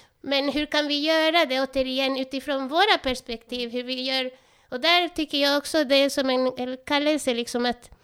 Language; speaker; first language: Swedish; non-native, fluent; Spanish